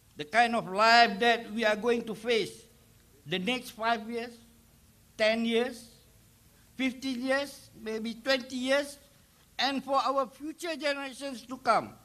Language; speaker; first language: English; non-native, local second language; Malay